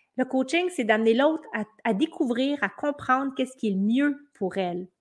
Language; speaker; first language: French; native; French